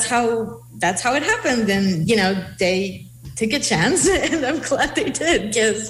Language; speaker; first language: English; non-native, fluent; Hebrew